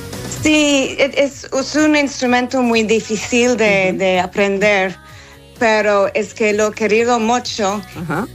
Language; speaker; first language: Spanish; non-native, learner; English